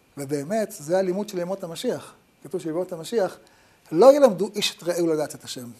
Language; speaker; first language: Hebrew; native; Hebrew